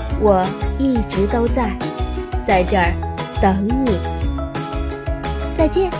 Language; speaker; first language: Chinese; native; Chinese